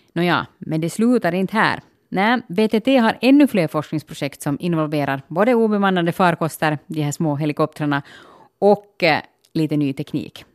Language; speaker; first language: Swedish; native; Swedish